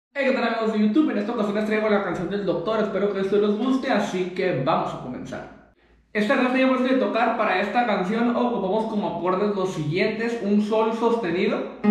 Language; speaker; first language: Spanish; native; Spanish